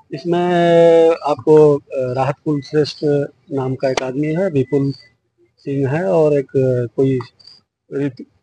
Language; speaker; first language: Hindi; native; Hindi